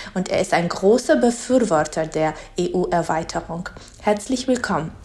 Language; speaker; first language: German; non-native, fluent; Georgian